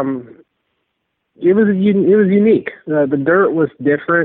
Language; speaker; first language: English; native; English